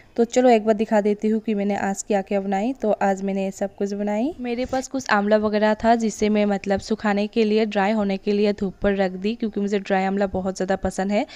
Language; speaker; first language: Hindi; non-native, local second language; Bangla